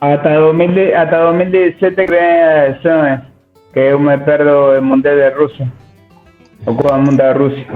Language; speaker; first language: Portuguese; non-native, learner; Spanish